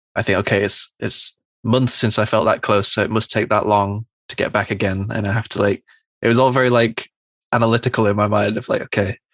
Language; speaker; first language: English; native; English